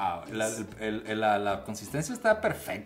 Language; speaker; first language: Spanish; native; Spanish